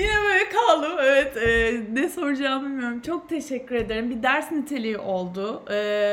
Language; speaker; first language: Turkish; native; Turkish